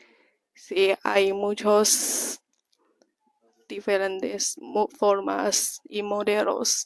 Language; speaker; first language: Spanish; non-native, learner; Chinese